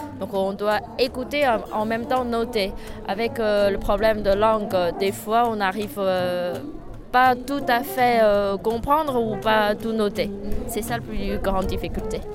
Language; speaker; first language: French; non-native, fluent; Chinese